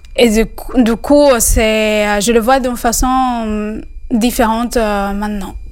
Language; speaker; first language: French; non-native, fluent; Spanish